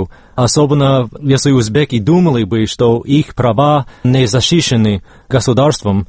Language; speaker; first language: Russian; non-native, fluent; English